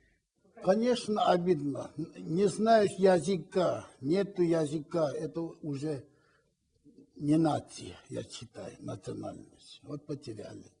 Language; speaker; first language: Russian; non-native, local second language; Korean